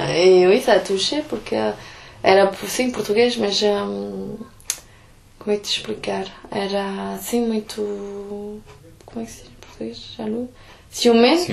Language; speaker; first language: Portuguese; early bilingual, heritage; Portuguese